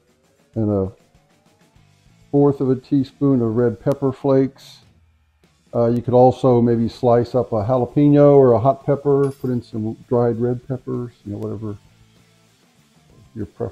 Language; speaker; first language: English; native; English